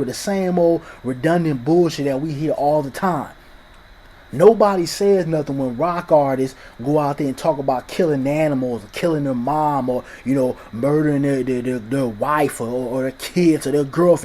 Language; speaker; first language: English; native; English